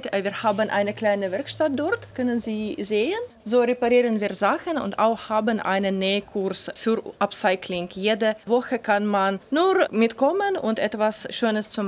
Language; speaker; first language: German; non-native, learner; Ukrainian